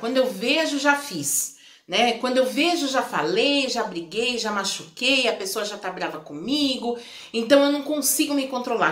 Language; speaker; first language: Portuguese; native; Portuguese